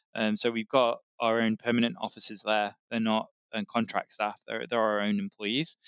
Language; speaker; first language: English; native; English